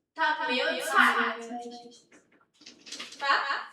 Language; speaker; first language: Chinese; non-native, learner; Indonesian